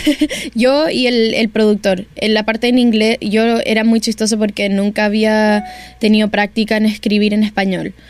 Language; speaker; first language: Spanish; early bilingual, heritage; Spanish